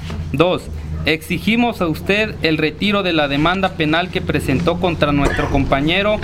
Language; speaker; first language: Spanish; native; Spanish